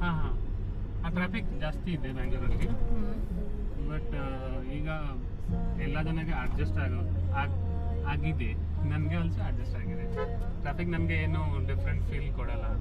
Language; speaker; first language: Kannada; non-native, learner; Odia